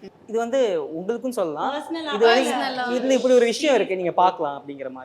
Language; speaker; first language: Tamil; native; Tamil